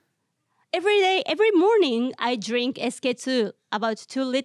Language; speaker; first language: English; non-native, learner; Japanese